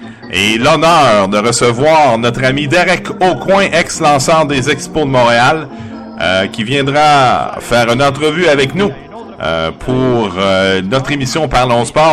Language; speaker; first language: French; native; French